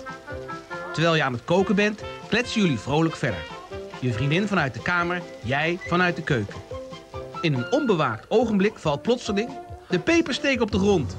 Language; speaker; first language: Dutch; native; Dutch